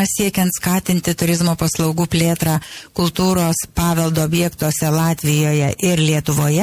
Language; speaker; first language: Lithuanian; native; Lithuanian